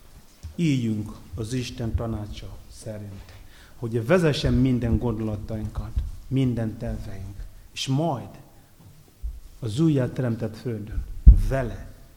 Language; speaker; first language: Hungarian; non-native, learner; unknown